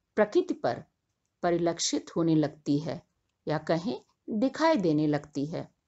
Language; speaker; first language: Hindi; native; Hindi